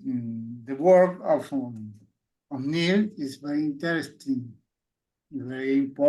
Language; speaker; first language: English; non-native, learner; Spanish